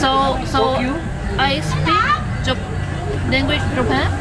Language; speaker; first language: English; non-native, learner; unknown